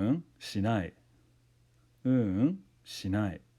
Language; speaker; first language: Japanese; non-native, fluent; English